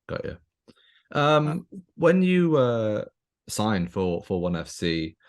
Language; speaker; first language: English; native; English